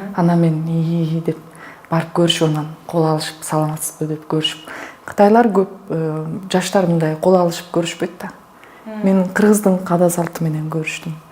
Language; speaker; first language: Kyrgyz; native; Kyrgyz